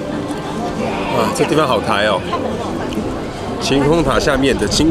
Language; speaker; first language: Chinese; native; Chinese